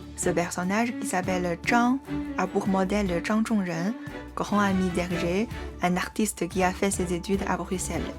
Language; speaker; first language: French; non-native, fluent; Chinese